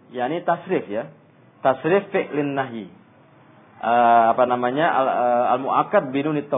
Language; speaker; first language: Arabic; non-native, fluent; Indonesian